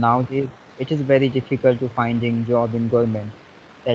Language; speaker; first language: English; non-native, fluent; Hindi